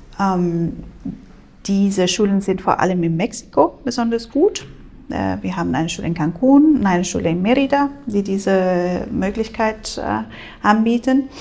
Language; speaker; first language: German; non-native, fluent; Spanish